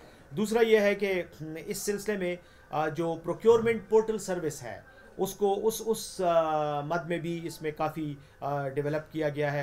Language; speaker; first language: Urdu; non-native, local second language; Pashto